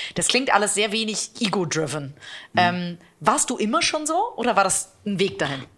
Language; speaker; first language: German; native; German